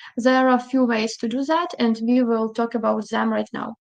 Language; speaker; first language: English; non-native, fluent; Ukrainian